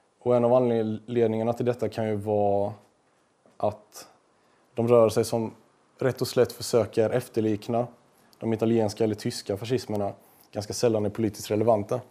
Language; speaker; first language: Swedish; native; Swedish